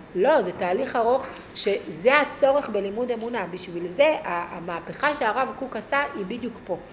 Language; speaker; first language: Hebrew; native; Hebrew